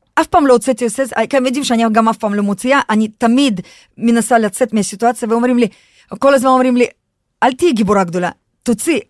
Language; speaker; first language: Hebrew; non-native, fluent; Russian